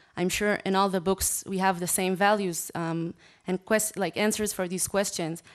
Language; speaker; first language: English; non-native, fluent; Hebrew